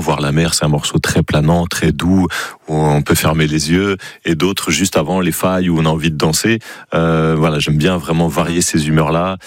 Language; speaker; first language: French; native; French